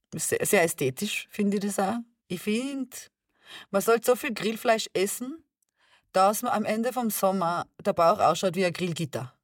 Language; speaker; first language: German; early bilingual, other home language; Serbian